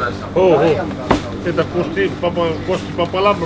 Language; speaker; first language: Russian; non-native, local second language; Georgian